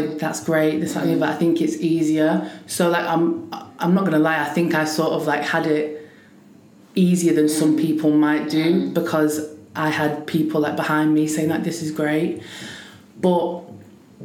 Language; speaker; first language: English; native; English